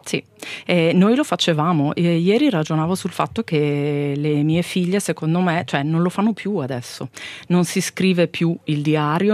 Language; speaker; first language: Italian; native; Italian